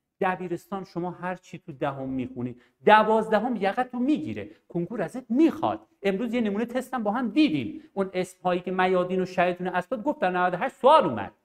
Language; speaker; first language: Persian; non-native, local second language; Arabic